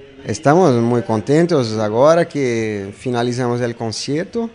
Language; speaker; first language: Spanish; non-native, fluent; Portuguese